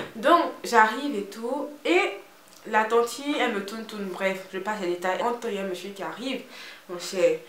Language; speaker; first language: French; native; French